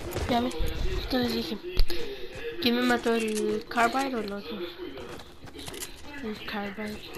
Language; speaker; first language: Spanish; native; Spanish